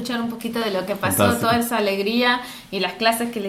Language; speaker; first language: Spanish; native; Spanish